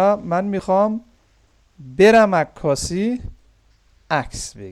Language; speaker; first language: Persian; non-native, fluent; Urdu